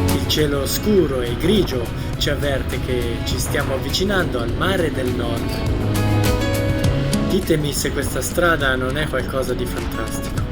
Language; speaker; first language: Italian; native; Italian